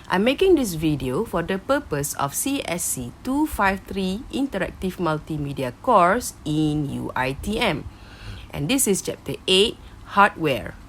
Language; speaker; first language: English; non-native, local second language; Malay